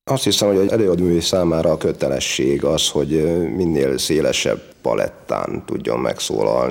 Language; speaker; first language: Hungarian; native; Hungarian